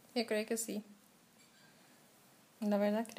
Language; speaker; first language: Spanish; non-native, fluent; Arabic